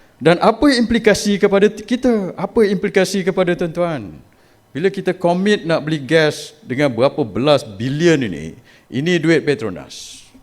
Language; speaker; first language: Malay; native; Malay